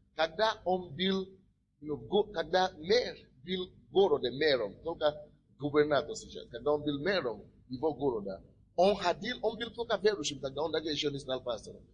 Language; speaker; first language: Russian; non-native, fluent; Yoruba